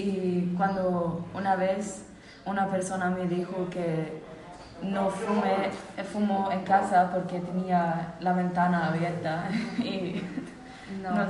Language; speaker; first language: Spanish; non-native, learner; Swedish